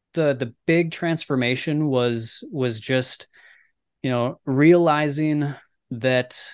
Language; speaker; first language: English; native; English